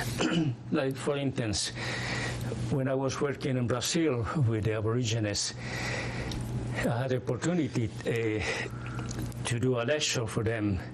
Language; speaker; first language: English; non-native, fluent; Spanish